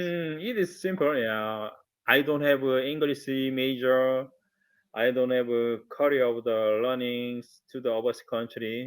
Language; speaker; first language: English; non-native, learner; Korean